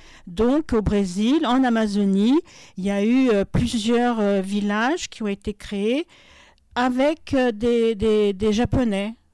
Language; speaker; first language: French; non-native, fluent; Portuguese